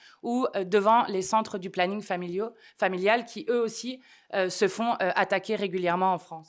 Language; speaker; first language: French; native; French